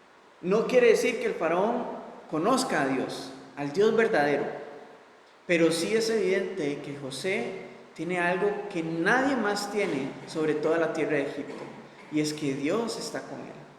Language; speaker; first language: Spanish; native; Spanish